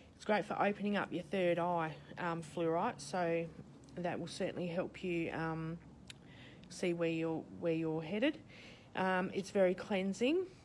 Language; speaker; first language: English; native; English